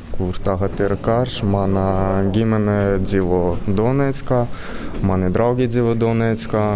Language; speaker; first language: Latvian; non-native, learner; Russian